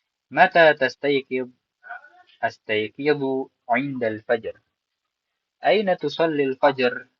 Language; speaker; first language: Arabic; non-native, fluent; Indonesian